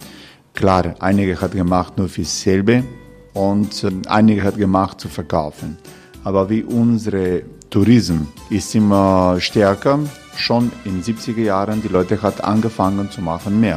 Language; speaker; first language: German; non-native, fluent; Croatian